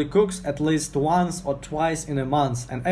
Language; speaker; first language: English; non-native, fluent; Uzbek